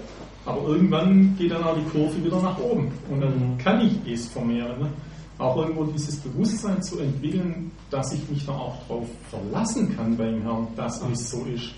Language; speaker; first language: German; native; German